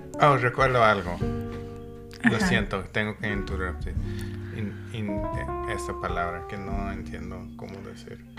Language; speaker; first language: Spanish; non-native, learner; English